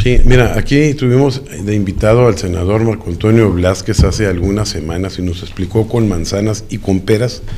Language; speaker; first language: Spanish; native; Spanish